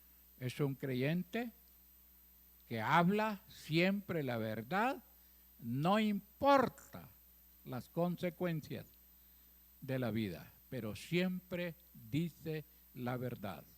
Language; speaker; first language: Spanish; native; Spanish